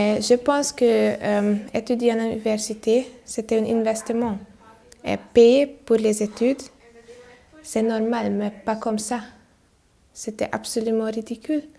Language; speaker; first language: French; non-native, learner; Hungarian